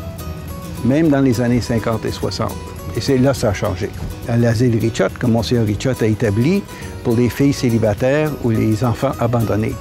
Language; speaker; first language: French; native; French